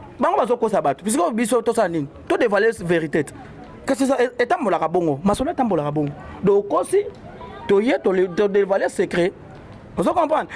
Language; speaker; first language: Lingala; native; Lingala